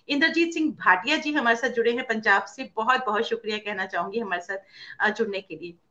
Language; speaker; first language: Hindi; native; Hindi